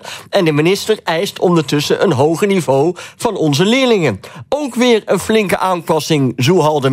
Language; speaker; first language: Dutch; native; Dutch